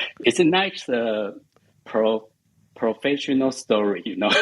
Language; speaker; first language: English; non-native, learner; Chinese